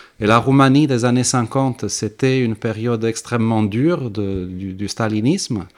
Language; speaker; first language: French; early bilingual, heritage; French